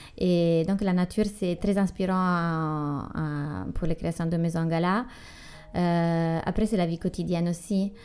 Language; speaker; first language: French; non-native, fluent; Italian